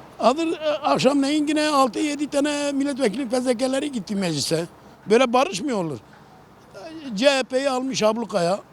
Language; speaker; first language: Turkish; non-native, local second language; Kurdish